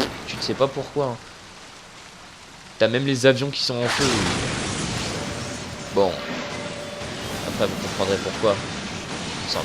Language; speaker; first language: French; native; French